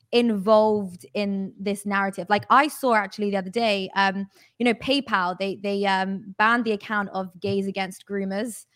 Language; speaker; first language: English; native; English